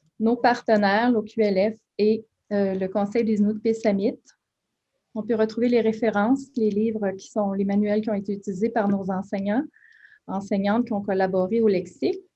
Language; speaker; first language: French; native; French